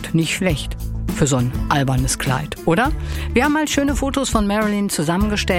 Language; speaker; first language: German; native; German